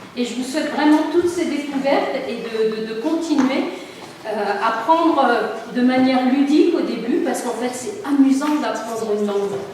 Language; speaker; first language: French; native; French